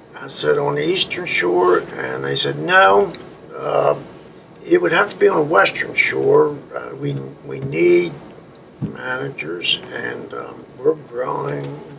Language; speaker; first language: English; native; English